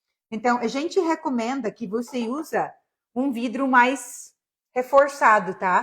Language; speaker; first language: Portuguese; non-native, fluent; English